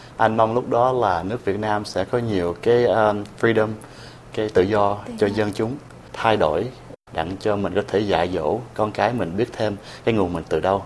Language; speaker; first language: Vietnamese; early bilingual, heritage; Vietnamese